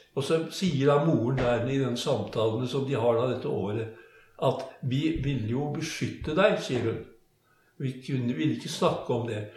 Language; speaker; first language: Norwegian; native; Norwegian